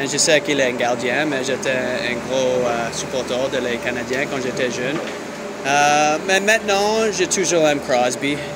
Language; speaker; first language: French; non-native, learner; English